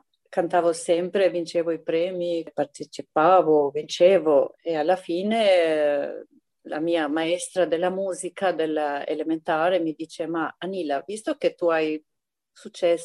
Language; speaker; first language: Italian; non-native, fluent; Albanian